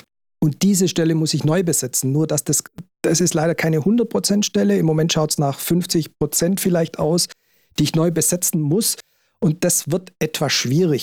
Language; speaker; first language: German; native; German